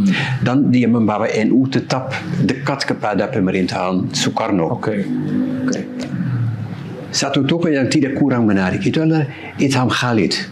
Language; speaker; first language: Indonesian; non-native, fluent; Dutch